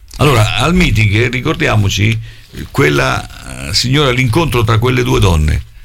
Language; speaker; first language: Italian; native; Italian